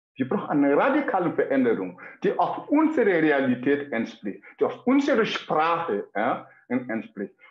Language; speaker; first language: German; non-native, fluent; Mossi